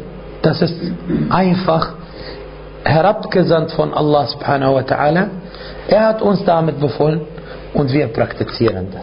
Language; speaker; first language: German; non-native, fluent; Arabic